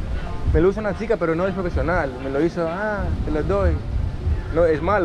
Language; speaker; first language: Spanish; non-native, learner; Greek